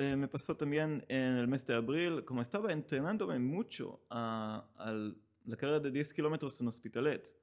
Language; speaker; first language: Spanish; non-native, fluent; Hebrew